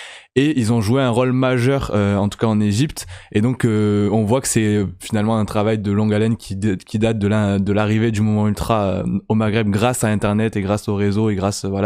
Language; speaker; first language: French; native; French